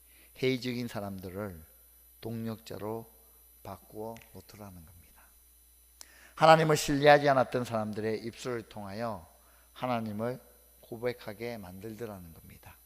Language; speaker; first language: Korean; native; Korean